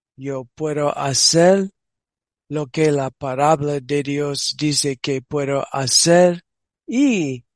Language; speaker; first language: Spanish; non-native, learner; English